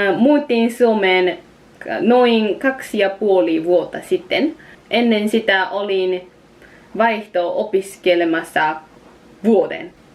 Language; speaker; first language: Japanese; native; Japanese